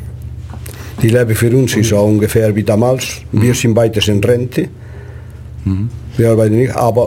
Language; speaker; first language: German; non-native, learner; Spanish